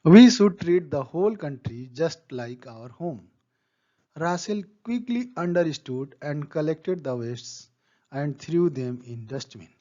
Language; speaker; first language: English; non-native, local second language; Hindi